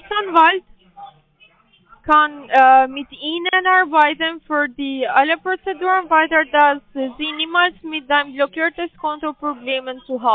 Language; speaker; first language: German; non-native, learner; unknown